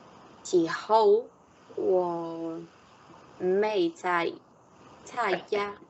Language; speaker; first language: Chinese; non-native, learner; Spanish